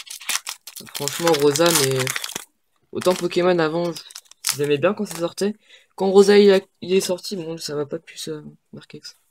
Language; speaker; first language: French; native; French